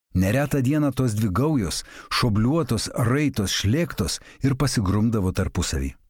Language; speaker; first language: Lithuanian; native; Lithuanian